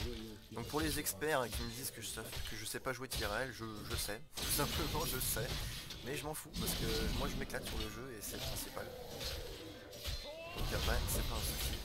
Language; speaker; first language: French; native; French